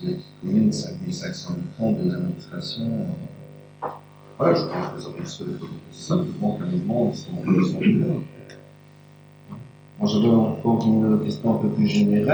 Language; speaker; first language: French; native; French